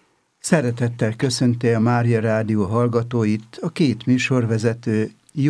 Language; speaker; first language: Hungarian; native; Hungarian